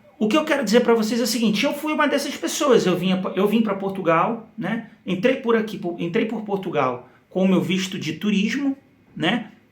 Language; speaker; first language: Portuguese; native; Portuguese